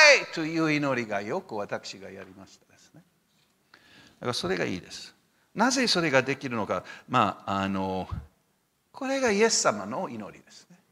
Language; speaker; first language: Japanese; non-native, fluent; English